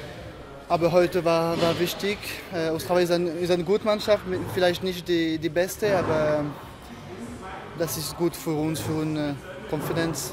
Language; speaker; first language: German; non-native, learner; French